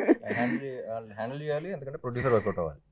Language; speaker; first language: Telugu; native; Telugu